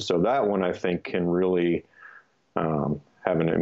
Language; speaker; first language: English; native; English